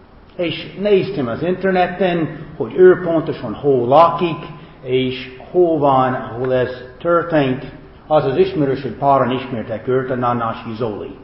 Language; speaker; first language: Hungarian; non-native, fluent; English